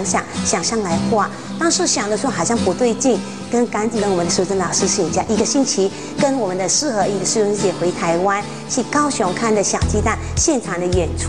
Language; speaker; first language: Chinese; native; Chinese